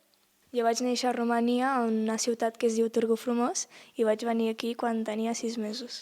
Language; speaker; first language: Catalan; early bilingual, other home language; Romanian